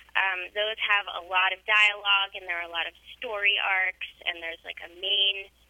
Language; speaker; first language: English; native; English